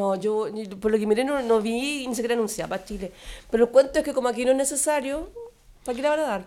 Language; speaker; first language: Spanish; native; Spanish